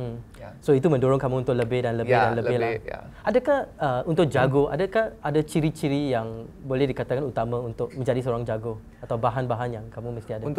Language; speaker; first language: Malay; native; Malay